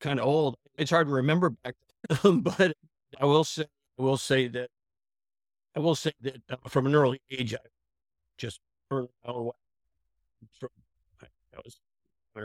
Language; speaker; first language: English; native; English